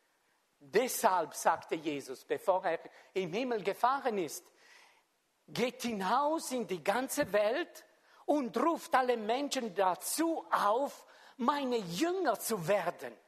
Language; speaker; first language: German; non-native, fluent; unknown